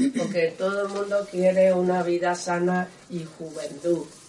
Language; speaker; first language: Spanish; non-native, learner; Chinese